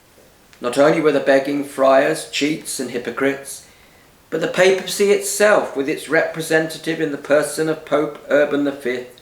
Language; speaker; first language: English; native; English